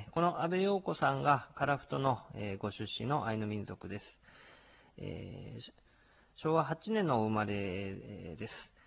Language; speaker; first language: Japanese; native; Japanese